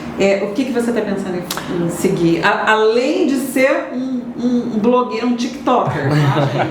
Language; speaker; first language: Portuguese; native; Portuguese